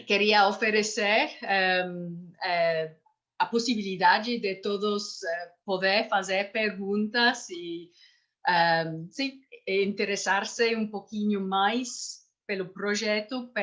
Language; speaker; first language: Portuguese; non-native, fluent; English